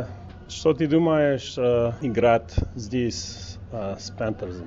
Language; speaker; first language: Russian; non-native, fluent; English